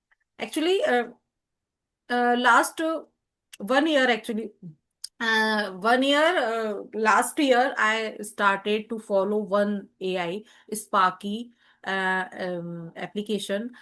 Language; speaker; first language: English; non-native, learner; Hindi